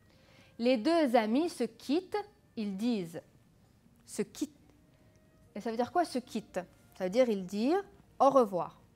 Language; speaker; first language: French; non-native, fluent; Arabic